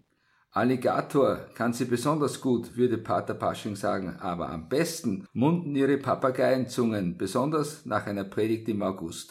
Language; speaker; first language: German; native; German